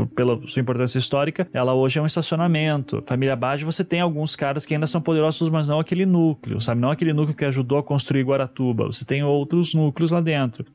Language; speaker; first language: Portuguese; native; Portuguese